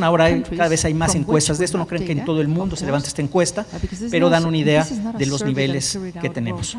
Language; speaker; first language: Spanish; native; Spanish